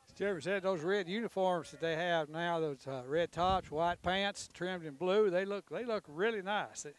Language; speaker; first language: English; native; English